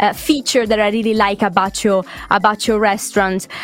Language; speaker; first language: English; non-native, fluent; Italian